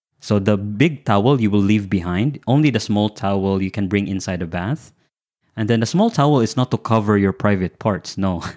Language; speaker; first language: English; non-native, local second language; Filipino